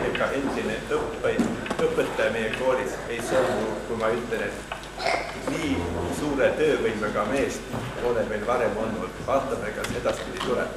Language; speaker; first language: Estonian; native; Estonian